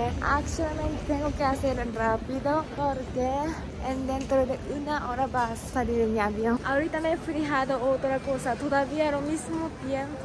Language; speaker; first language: Spanish; non-native, learner; Japanese